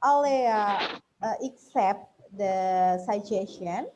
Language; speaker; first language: English; non-native, fluent; Indonesian